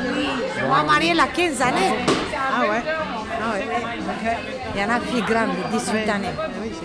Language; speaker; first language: French; non-native, learner; Romanian